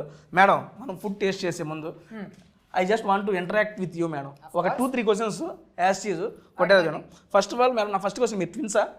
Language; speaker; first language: Telugu; native; Telugu